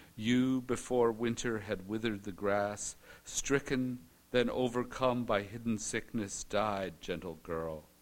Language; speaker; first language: English; native; English